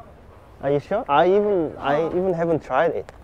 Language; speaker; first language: English; non-native, fluent; Korean